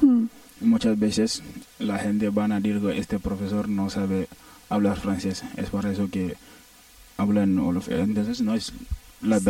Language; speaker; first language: Spanish; non-native, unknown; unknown